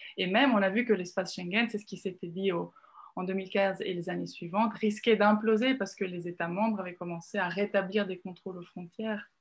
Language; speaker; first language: French; non-native, fluent; Italian